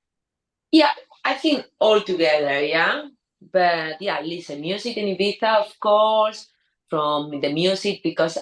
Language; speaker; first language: English; non-native, learner; Spanish